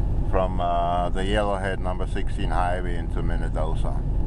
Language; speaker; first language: English; non-native, fluent; German